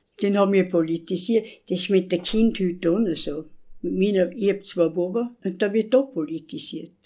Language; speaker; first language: German; native; German